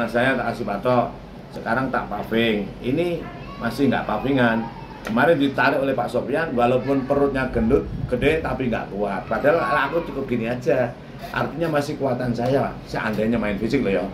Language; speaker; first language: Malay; non-native, local second language; Javanese